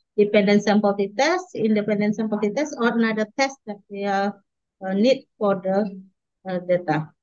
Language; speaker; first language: English; non-native, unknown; Indonesian